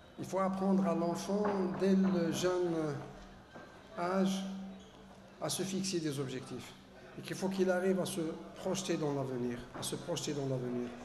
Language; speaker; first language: French; non-native, local second language; Arabic